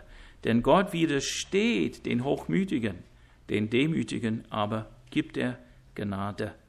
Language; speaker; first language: German; non-native, fluent; English